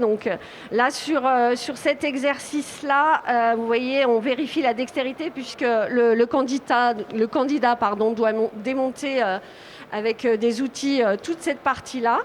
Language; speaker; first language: French; native; French